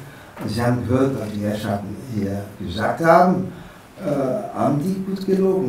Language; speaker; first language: German; non-native, fluent; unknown